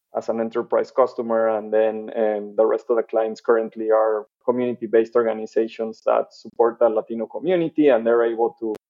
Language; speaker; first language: English; non-native, fluent; Spanish